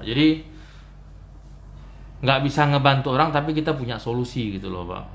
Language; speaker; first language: Indonesian; native; Indonesian